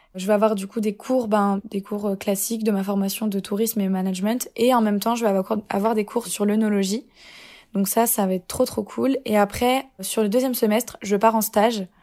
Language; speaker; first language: French; native; French